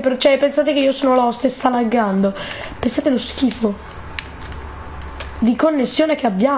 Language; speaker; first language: Italian; native; Italian